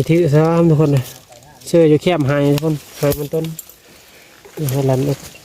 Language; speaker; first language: Thai; native; Thai